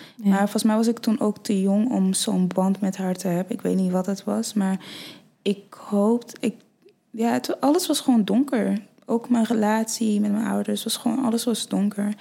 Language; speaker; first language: Dutch; early bilingual, other home language; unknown